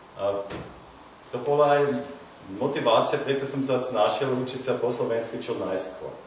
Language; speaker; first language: Slovak; non-native, learner; German